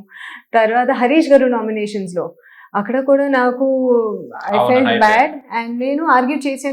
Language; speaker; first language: Telugu; non-native, learner; Hindi